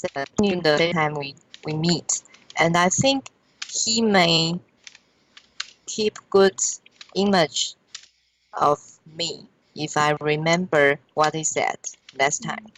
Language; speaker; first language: English; non-native, learner; Chinese